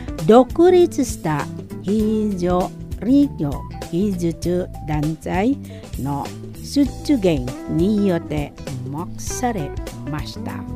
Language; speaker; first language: Japanese; non-native, fluent; Indonesian